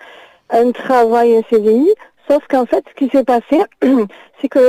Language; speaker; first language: French; native; French